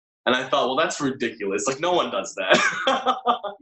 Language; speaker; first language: English; native; English